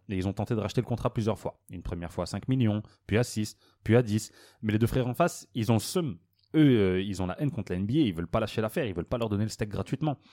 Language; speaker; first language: French; native; French